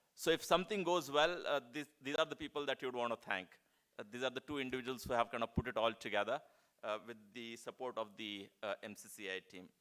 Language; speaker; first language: English; non-native, local second language; Marathi